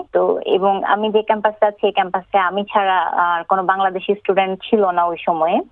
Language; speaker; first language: Bangla; native; Bangla